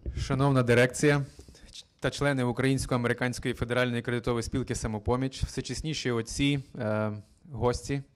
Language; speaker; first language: Ukrainian; native; Ukrainian